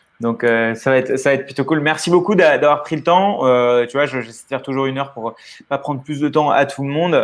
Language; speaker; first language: French; native; French